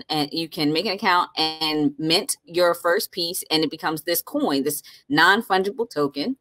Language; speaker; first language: English; native; English